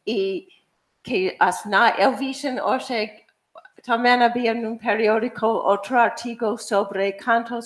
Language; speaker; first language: Galician; non-native, fluent; English